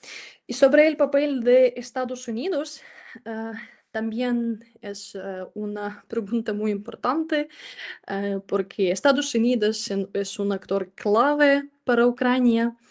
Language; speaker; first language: Spanish; non-native, fluent; Ukrainian